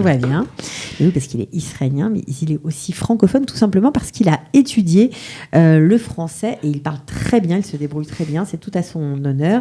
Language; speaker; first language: French; native; French